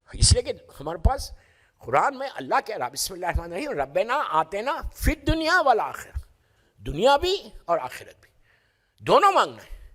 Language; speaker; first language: Urdu; native; Urdu